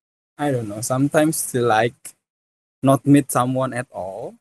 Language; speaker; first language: English; non-native, fluent; Indonesian